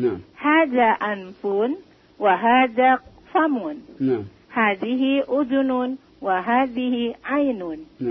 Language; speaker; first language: Arabic; non-native, learner; Indonesian